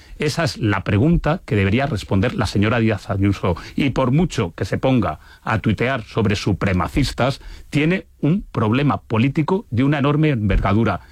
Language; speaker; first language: Spanish; native; Spanish